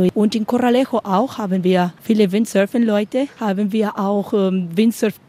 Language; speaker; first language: German; non-native, learner; Spanish